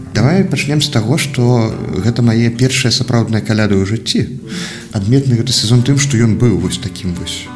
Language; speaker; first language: Belarusian; native; Belarusian